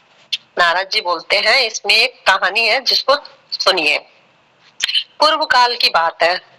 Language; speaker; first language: Hindi; native; Hindi